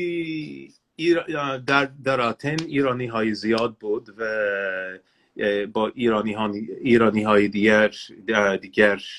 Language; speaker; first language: Persian; non-native, learner; English